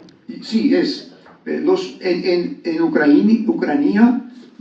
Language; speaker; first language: Spanish; non-native, learner; Georgian